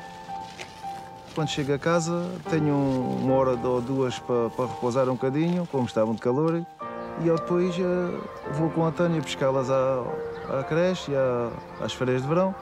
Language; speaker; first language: Portuguese; native; Portuguese